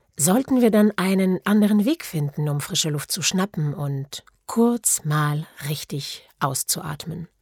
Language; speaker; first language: German; non-native, fluent; French